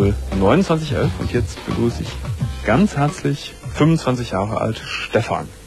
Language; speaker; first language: German; native; German